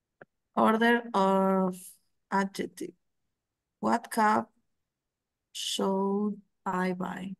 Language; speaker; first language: English; non-native, learner; Spanish